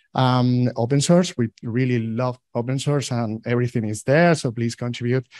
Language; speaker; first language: English; non-native, fluent; Spanish